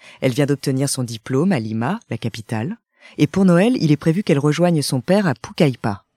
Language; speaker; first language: French; native; French